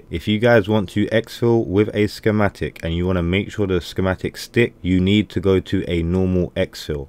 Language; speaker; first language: English; native; English